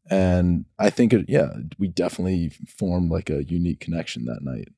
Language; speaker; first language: English; native; English